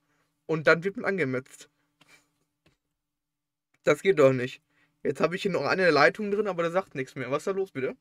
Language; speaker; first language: German; native; German